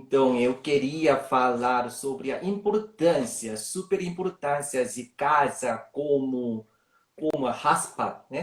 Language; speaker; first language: Portuguese; non-native, learner; Korean